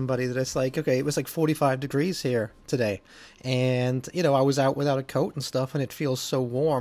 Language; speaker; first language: English; native; English